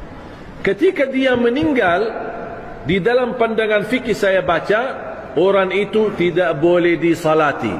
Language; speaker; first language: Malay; non-native, fluent; Arabic